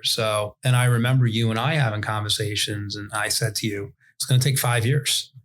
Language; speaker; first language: English; native; English